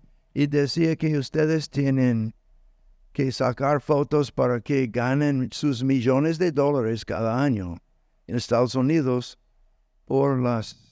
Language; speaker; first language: Spanish; non-native, learner; English